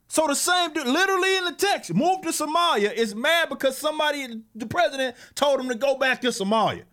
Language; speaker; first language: English; native; English